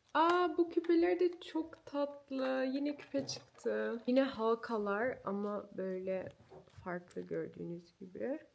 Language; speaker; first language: Turkish; native; Turkish